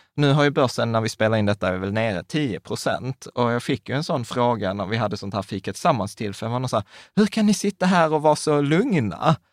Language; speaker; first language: Swedish; early bilingual, other home language; Czech